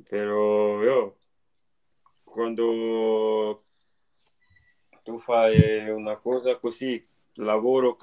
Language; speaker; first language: Italian; non-native, learner; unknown